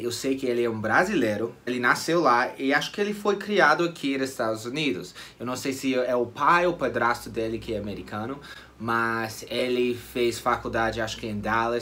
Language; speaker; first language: Portuguese; non-native, fluent; English